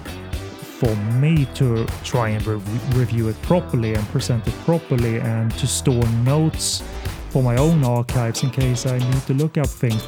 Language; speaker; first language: English; non-native, fluent; Swedish